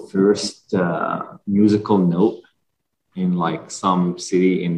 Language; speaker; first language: English; non-native, fluent; Arabic